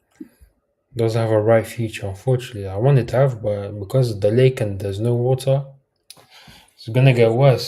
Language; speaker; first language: English; early bilingual, heritage; Arabic